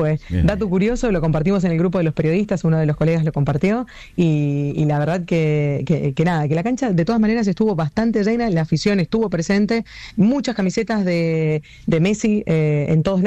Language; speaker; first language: Spanish; native; Spanish